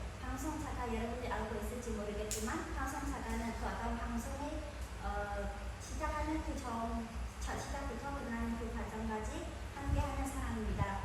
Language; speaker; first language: Korean; non-native, fluent; Khmer